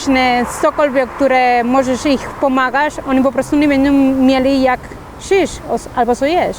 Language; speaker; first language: Polish; non-native, fluent; Spanish